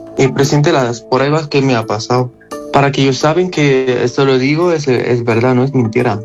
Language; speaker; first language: Spanish; non-native, learner; Arabic